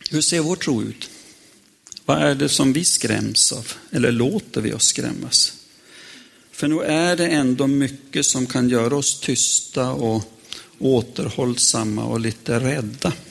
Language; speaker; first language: Swedish; native; Swedish